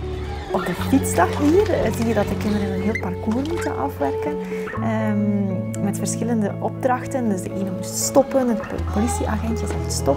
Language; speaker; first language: Dutch; native; Dutch